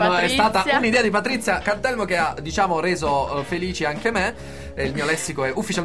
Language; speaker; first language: Italian; native; Italian